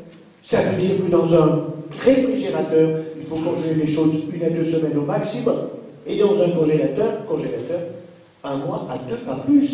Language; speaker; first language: French; native; French